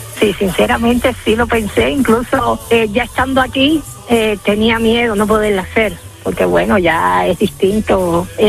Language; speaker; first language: Spanish; native; Spanish